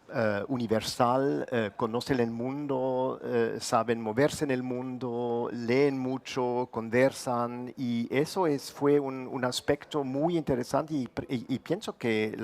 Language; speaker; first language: Spanish; non-native, fluent; German